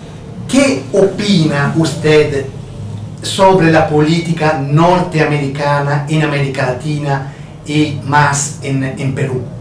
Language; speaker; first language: Spanish; non-native, fluent; Italian